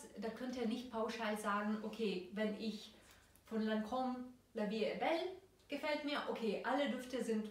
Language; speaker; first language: German; non-native, fluent; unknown